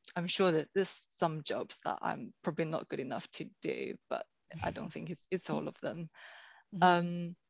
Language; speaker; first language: English; non-native, fluent; Chinese